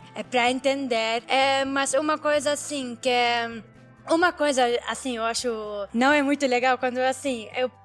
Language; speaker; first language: Portuguese; non-native, learner; Arabic